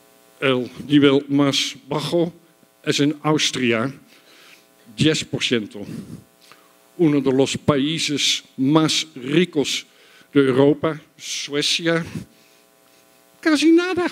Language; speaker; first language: Spanish; non-native, fluent; Dutch